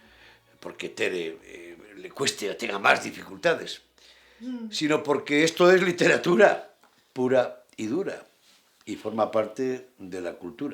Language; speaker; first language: Spanish; native; Spanish